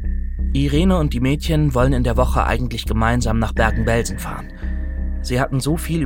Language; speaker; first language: German; native; German